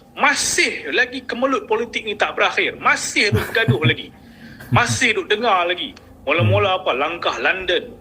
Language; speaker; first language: Malay; native; Malay